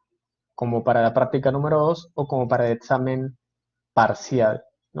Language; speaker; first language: Spanish; native; Spanish